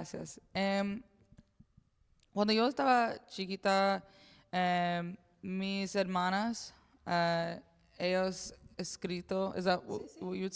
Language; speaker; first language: Spanish; early bilingual, heritage; English